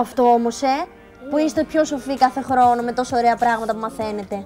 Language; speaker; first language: Greek; native; Greek